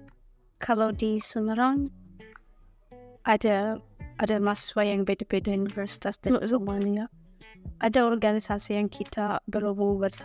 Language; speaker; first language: Indonesian; non-native, learner; Somali